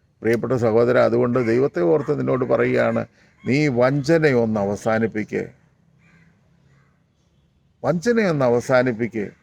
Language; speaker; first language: Malayalam; native; Malayalam